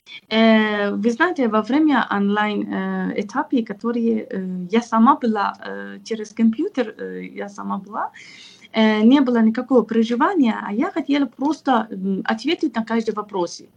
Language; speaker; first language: Russian; non-native, fluent; Persian